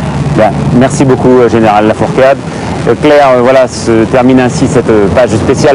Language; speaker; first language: French; native; French